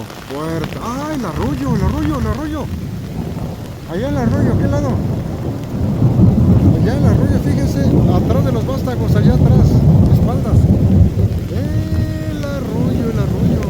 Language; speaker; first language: Spanish; native; Spanish